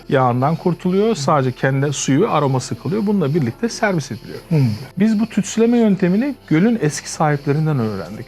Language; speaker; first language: Turkish; native; Turkish